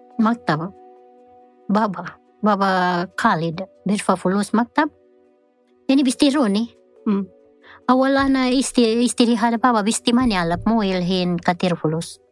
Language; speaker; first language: Arabic; non-native, learner; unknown